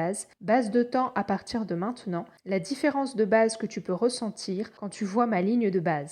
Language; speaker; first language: French; native; French